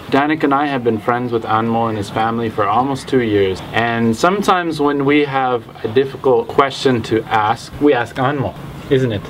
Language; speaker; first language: English; native; English